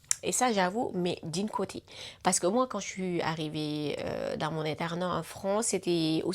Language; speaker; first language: French; non-native, local second language; Wolof